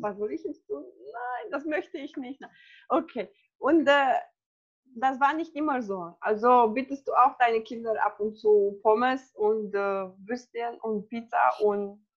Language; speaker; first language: German; non-native, fluent; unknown